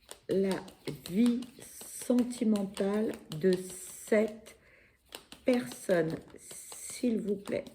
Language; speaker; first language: French; native; French